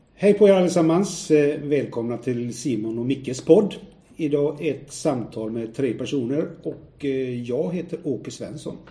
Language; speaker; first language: Swedish; native; Swedish